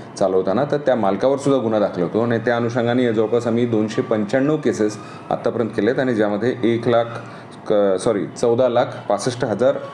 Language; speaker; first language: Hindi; non-native, local second language; Marathi